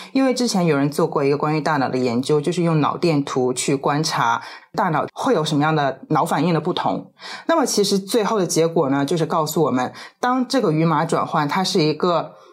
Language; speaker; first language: Chinese; native; Chinese